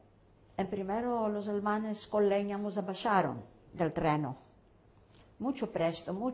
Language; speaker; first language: Spanish; early bilingual, heritage; Ladino